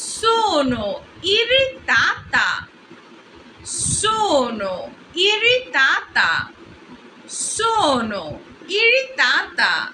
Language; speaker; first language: Italian; non-native, fluent; Bangla